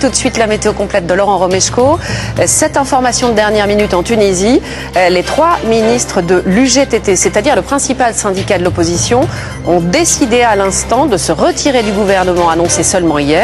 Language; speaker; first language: French; native; French